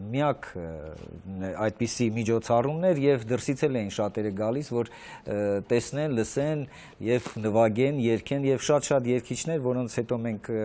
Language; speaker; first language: Armenian; native; Armenian